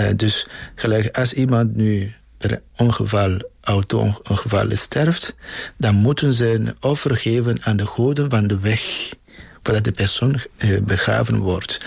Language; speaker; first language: Dutch; non-native, fluent; Ewe